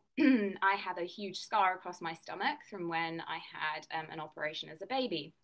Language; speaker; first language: English; native; English